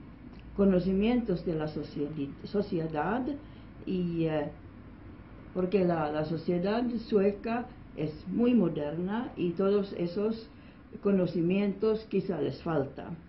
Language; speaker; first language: Spanish; non-native, fluent; Finnish